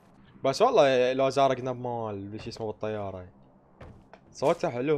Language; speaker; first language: Arabic; native; Arabic